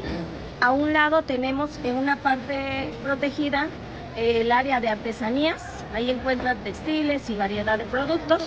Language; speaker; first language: Spanish; native; Spanish